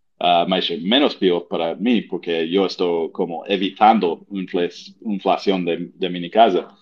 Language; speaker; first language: Portuguese; non-native, learner; English